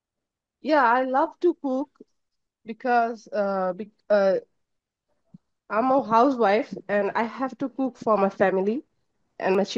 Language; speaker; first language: English; non-native, learner; Bangla